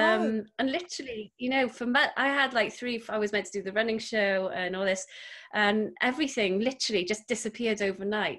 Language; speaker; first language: English; native; English